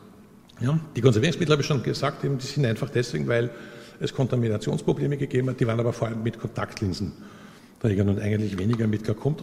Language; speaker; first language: German; native; German